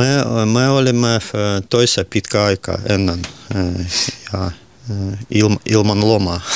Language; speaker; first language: Finnish; non-native, learner; Russian